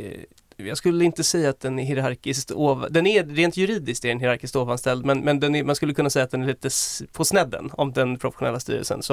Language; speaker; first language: Swedish; native; Swedish